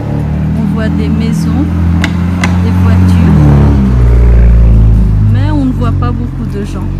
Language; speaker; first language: French; non-native, fluent; Bangla